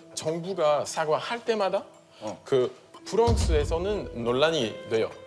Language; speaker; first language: Korean; non-native, fluent; Italian